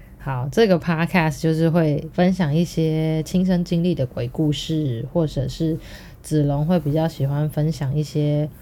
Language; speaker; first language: Chinese; native; Chinese